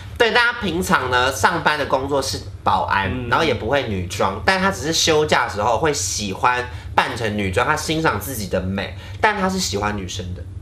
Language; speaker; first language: Chinese; native; Chinese